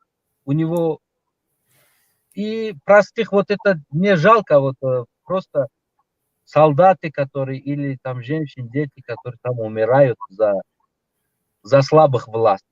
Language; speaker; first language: Russian; non-native, local second language; Tajik